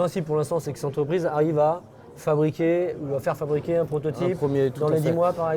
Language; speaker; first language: French; native; French